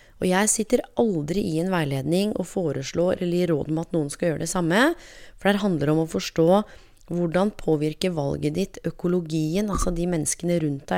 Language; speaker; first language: Norwegian; native; Norwegian